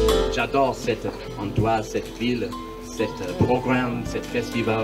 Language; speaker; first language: French; non-native, learner; English